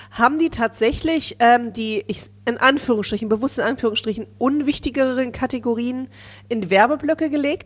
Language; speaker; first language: German; native; German